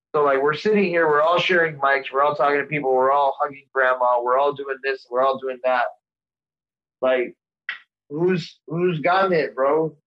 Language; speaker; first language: English; native; English